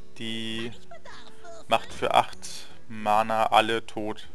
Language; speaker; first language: German; native; German